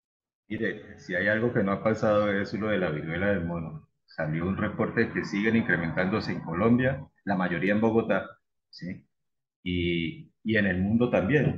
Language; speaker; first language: Spanish; native; Spanish